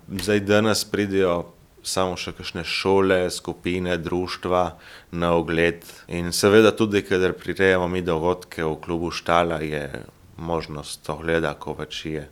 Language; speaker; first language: Slovenian; native; Slovenian